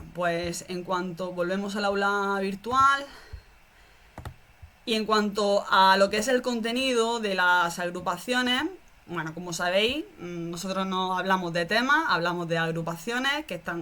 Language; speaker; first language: Spanish; native; Spanish